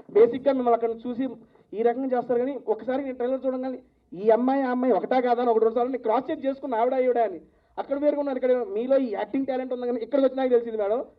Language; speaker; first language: Telugu; native; Telugu